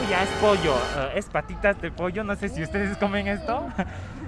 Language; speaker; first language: Spanish; non-native, fluent; Chinese